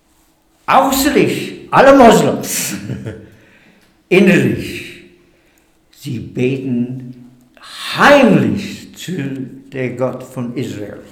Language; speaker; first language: German; non-native, fluent; English